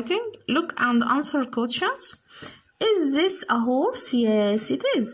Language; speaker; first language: English; non-native, learner; Arabic